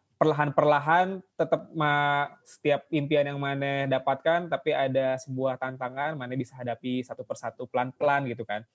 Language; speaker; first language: Indonesian; native; Indonesian